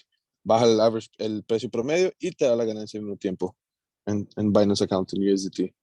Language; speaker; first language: Spanish; native; Spanish